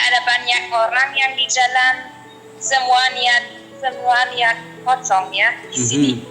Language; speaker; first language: Indonesian; non-native, fluent; German